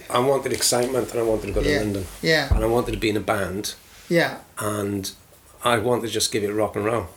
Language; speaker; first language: English; native; English